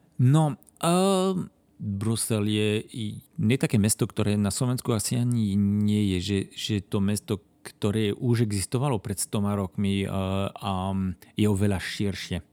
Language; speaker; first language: Slovak; non-native, fluent; French